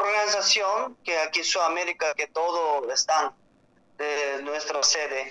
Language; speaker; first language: Spanish; non-native, learner; Korean